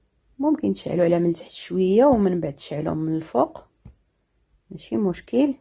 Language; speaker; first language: Arabic; native; Arabic